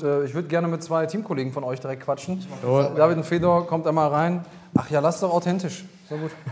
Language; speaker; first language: German; native; German